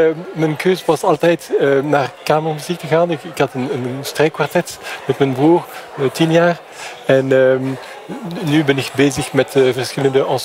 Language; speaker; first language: Dutch; non-native, fluent; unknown